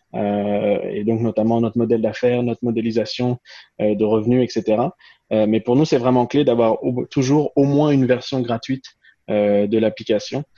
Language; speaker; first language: French; native; French